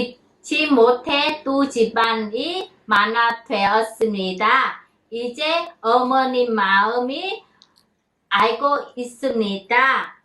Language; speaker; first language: Korean; non-native, learner; Vietnamese